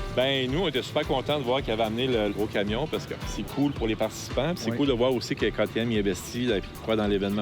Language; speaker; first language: French; native; French